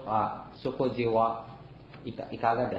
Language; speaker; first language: Japanese; non-native, learner; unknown